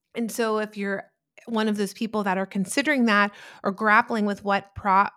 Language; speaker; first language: English; early bilingual, other home language; Italian